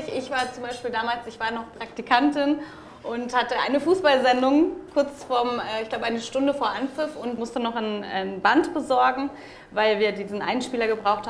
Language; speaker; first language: German; native; German